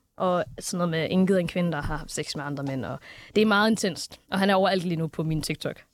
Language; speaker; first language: Danish; early bilingual, other home language; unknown